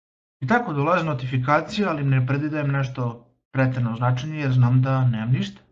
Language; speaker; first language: Bosnian; native; Bosnian